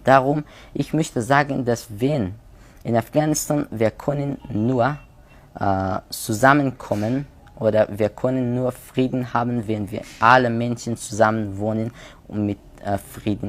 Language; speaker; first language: German; non-native, learner; Persian